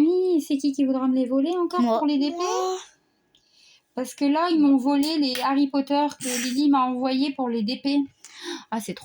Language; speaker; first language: French; native; French